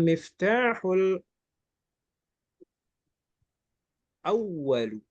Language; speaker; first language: Arabic; non-native, fluent; Malay